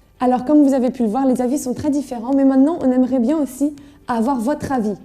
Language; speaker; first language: French; native; French